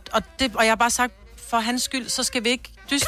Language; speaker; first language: Danish; native; Danish